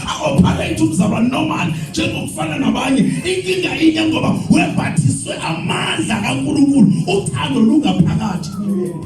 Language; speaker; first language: Zulu; non-native, local second language; Xhosa